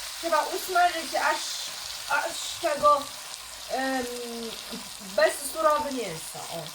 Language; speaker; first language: Polish; non-native, learner; Chinese